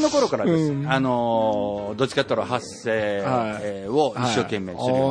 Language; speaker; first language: Japanese; native; Japanese